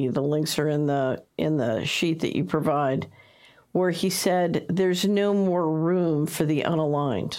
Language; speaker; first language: English; native; English